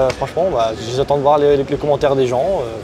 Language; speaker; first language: French; native; French